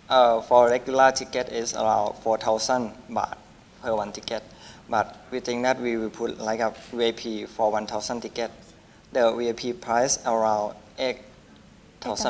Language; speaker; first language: English; non-native, learner; Thai